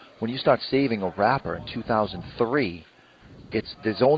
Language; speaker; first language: English; native; English